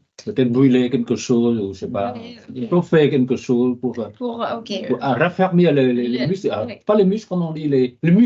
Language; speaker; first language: French; non-native, fluent; Vietnamese